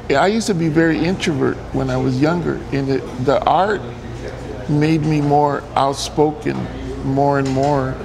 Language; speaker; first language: English; early bilingual, other home language; Spanish